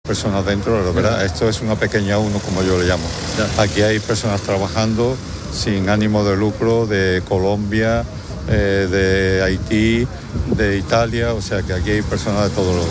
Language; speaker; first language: Spanish; native; Spanish